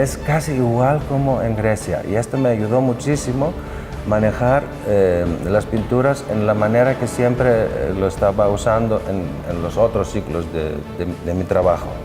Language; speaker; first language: Spanish; non-native, fluent; Greek